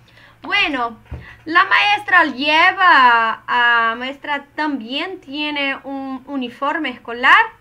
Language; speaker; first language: Spanish; non-native, learner; Portuguese